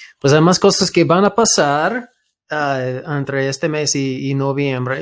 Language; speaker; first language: Spanish; non-native, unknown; English